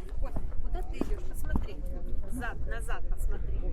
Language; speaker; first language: Russian; native; Russian